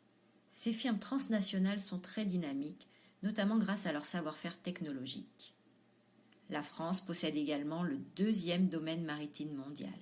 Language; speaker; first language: French; native; French